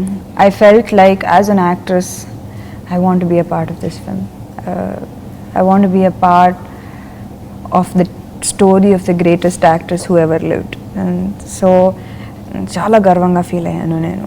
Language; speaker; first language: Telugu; non-native, fluent; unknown